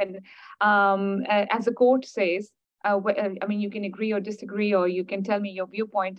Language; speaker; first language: English; non-native, local second language; Urdu